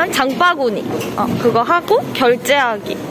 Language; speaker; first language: Korean; native; Korean